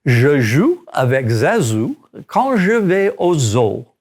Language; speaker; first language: French; non-native, fluent; English